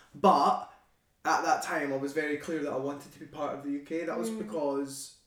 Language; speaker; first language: English; native; English